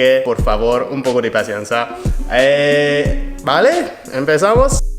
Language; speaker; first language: Spanish; non-native, learner; French